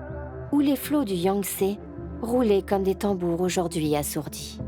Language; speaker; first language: French; native; French